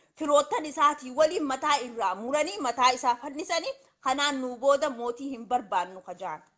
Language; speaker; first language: Oromo; native; Oromo